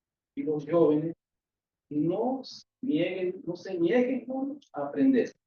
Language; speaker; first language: Portuguese; non-native, learner; Spanish